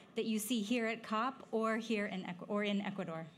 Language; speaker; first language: English; native; English